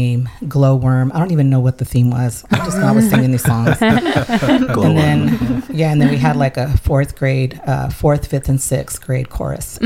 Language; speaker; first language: English; early bilingual, other home language; Spanish